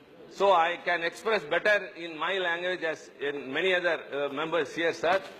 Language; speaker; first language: English; non-native, local second language; Tamil